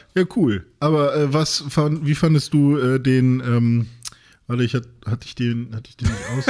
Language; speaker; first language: German; native; German